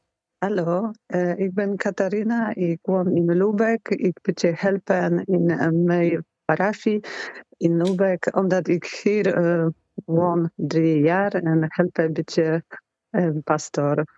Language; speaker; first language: Dutch; non-native, learner; Polish